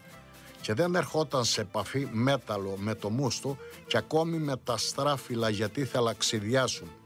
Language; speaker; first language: Greek; native; Greek